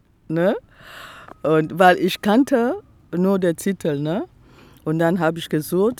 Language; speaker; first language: German; non-native, fluent; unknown